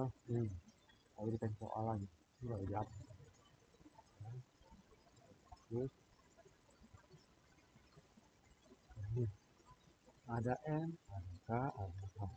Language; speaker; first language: Indonesian; native; Indonesian